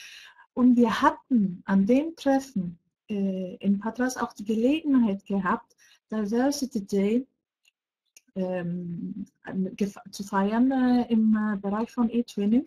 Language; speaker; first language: German; non-native, fluent; Greek